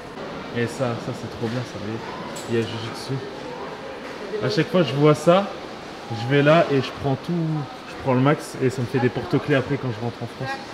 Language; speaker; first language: French; native; French